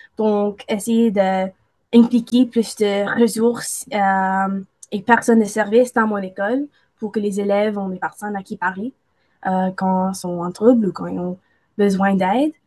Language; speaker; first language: French; non-native, local second language; English